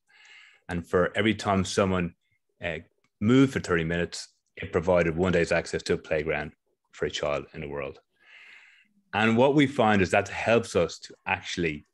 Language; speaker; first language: English; native; English